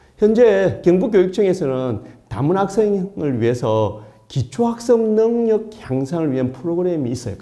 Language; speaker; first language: Korean; native; Korean